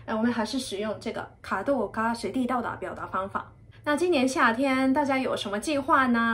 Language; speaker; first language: Chinese; non-native, fluent; Japanese